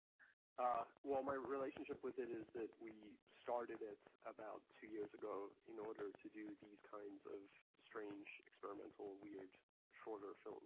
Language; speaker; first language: English; native; English